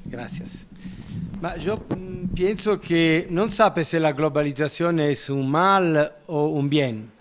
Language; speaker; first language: Spanish; non-native, learner; Italian